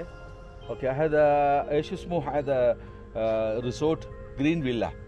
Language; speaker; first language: Arabic; non-native, learner; Malayalam